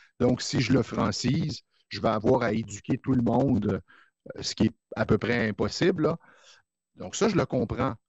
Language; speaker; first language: French; native; French